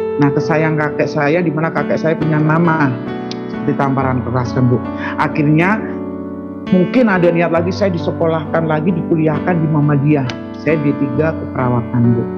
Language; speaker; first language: Indonesian; non-native, local second language; Sundanese